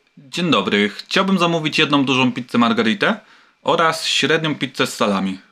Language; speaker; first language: Polish; native; Polish